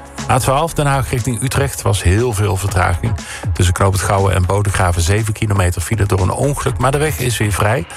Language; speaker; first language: Dutch; native; Dutch